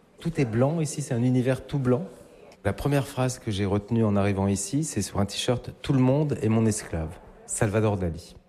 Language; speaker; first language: French; native; French